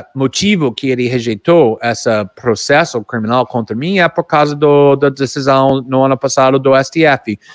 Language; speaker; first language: Portuguese; non-native, fluent; English